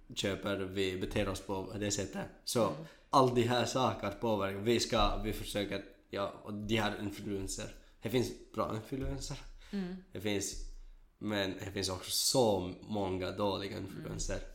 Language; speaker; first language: Swedish; non-native, learner; Kurdish